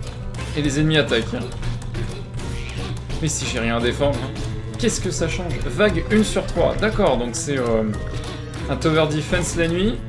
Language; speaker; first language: French; native; French